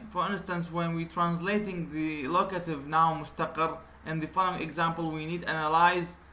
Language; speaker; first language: English; non-native, fluent; Arabic